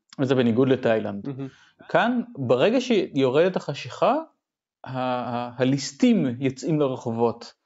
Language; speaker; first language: Hebrew; native; Hebrew